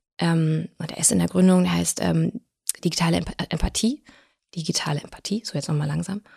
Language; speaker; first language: German; early bilingual, other home language; Russian